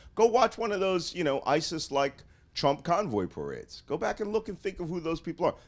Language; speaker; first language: English; native; English